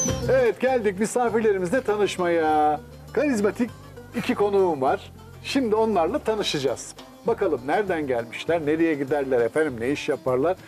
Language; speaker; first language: Turkish; native; Turkish